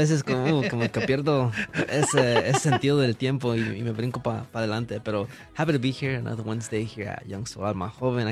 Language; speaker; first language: Spanish; early bilingual, heritage; Spanish